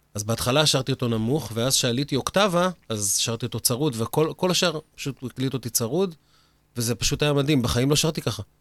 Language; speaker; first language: Hebrew; native; Hebrew